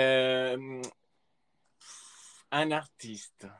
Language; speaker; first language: French; early bilingual, other home language; Spanish